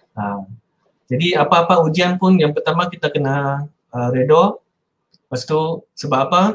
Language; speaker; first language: Malay; non-native, local second language; Min Nan Chinese